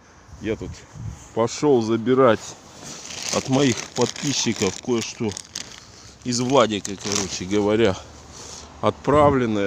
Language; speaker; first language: Russian; native; Russian